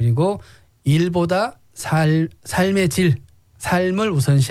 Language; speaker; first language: Korean; native; Korean